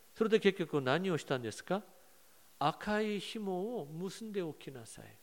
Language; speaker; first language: Japanese; non-native, fluent; Korean